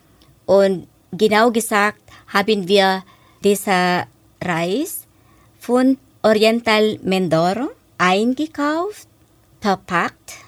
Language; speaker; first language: German; non-native, fluent; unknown